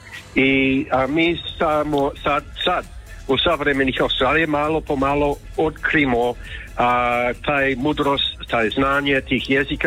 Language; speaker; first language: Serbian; early bilingual, heritage; Croatian